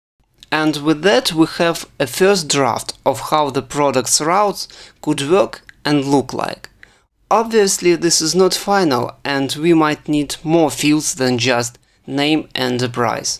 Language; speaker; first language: English; non-native, fluent; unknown